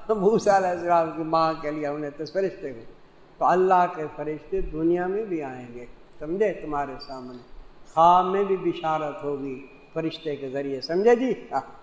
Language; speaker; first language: Urdu; non-native, local second language; Punjabi